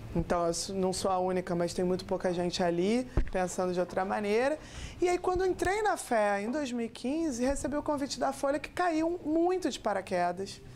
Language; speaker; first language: Portuguese; native; Portuguese